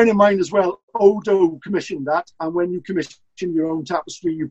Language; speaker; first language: English; native; English